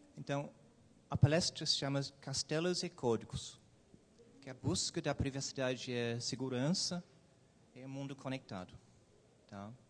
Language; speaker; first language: Portuguese; non-native, fluent; English